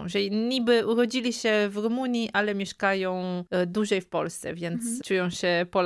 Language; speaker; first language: Polish; non-native, fluent; Romanian